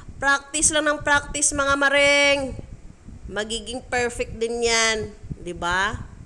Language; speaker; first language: Filipino; non-native, local second language; Cebuano